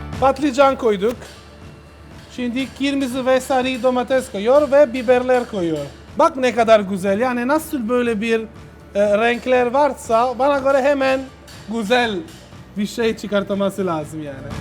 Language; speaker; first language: Turkish; non-native, learner; Italian